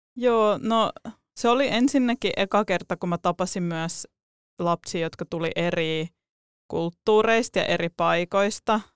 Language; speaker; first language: Finnish; early bilingual, other home language; Russian